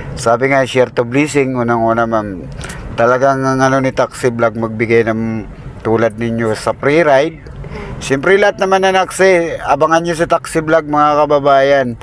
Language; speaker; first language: Filipino; native; Filipino